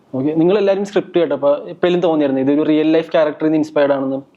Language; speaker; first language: Malayalam; native; Malayalam